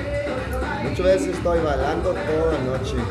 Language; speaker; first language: Spanish; early bilingual, heritage; Spanish